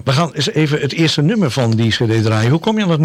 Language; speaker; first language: Dutch; native; Dutch